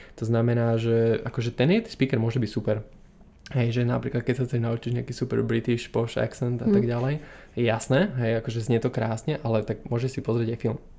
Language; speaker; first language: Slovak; native; Slovak